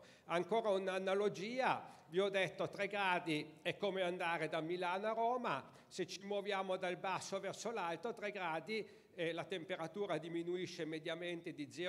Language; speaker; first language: Italian; native; Italian